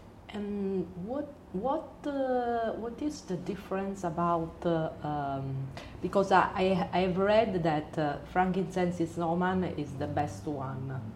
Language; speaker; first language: English; non-native, learner; Italian